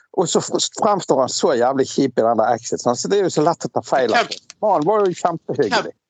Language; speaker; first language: Norwegian; native; Norwegian